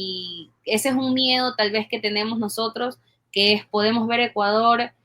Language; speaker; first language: Spanish; native; Spanish